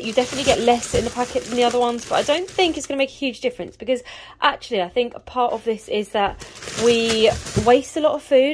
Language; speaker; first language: English; native; English